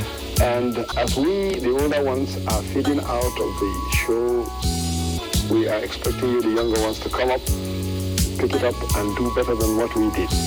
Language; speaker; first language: English; non-native, local second language; Hausa